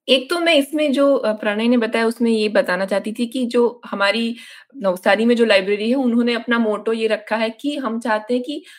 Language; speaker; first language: Hindi; non-native, local second language; Gujarati